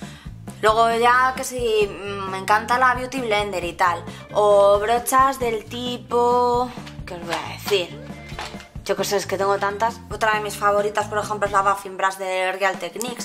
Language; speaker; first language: Spanish; native; Spanish